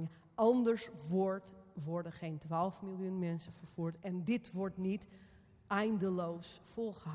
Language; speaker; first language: Dutch; non-native, fluent; Portuguese